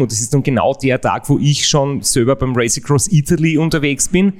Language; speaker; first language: German; native; German